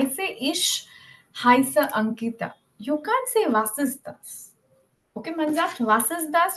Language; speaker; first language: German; non-native, fluent; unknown